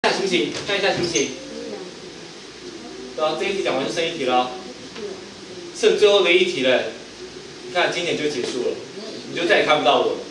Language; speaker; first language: Chinese; native; Chinese